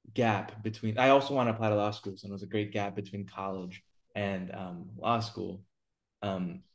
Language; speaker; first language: English; native; English